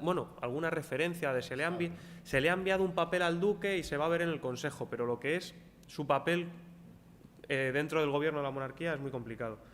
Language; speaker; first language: Spanish; native; Spanish